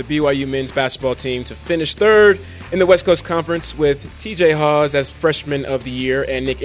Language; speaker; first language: English; native; English